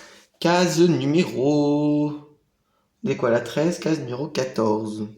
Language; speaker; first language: French; native; French